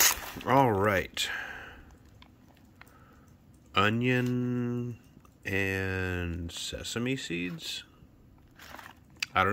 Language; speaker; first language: English; native; English